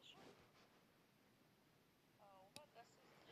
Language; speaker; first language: German; non-native, learner; Macedonian